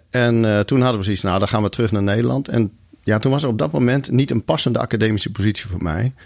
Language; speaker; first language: Dutch; native; Dutch